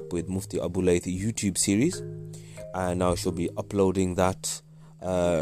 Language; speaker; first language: English; native; English